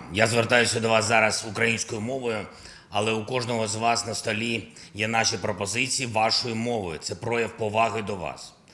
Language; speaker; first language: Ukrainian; non-native, local second language; Russian